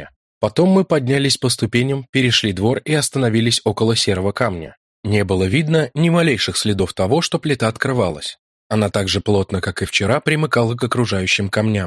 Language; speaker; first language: Russian; native; Russian